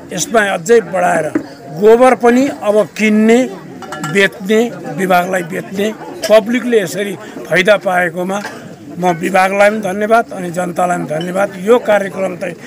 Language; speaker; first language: Nepali; native; Nepali